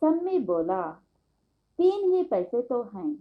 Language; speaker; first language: Hindi; non-native, local second language; Telugu